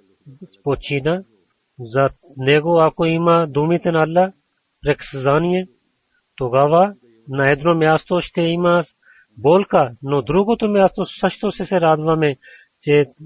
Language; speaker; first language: Bulgarian; non-native, learner; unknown